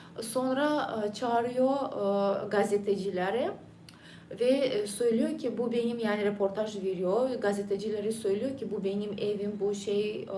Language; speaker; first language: Turkish; non-native, fluent; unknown